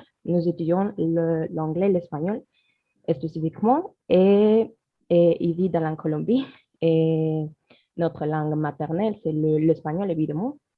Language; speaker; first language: French; non-native, learner; Spanish